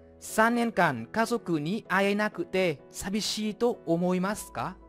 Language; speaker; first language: Japanese; non-native, fluent; Vietnamese